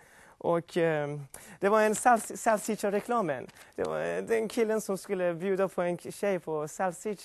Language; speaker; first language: Swedish; non-native, fluent; Persian